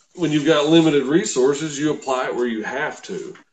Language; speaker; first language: English; native; English